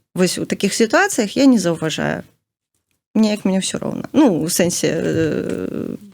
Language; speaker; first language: Belarusian; native; Belarusian